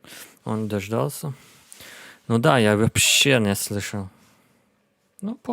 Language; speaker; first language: Russian; non-native, learner; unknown